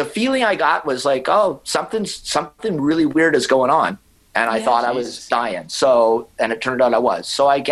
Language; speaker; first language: English; native; English